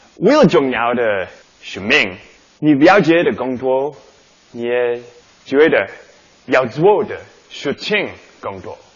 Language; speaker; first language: Chinese; non-native, learner; English